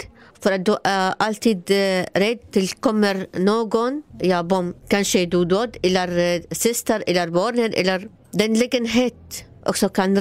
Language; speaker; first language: Swedish; non-native, learner; Arabic